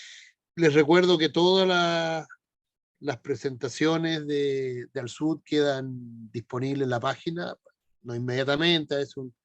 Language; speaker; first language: Spanish; native; Spanish